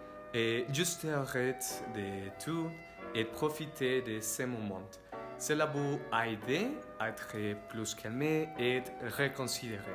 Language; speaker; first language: French; non-native, learner; Spanish